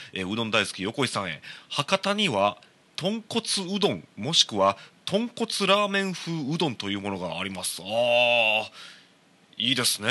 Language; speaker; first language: Japanese; native; Japanese